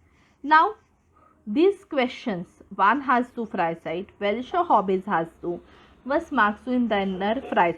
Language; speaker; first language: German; non-native, fluent; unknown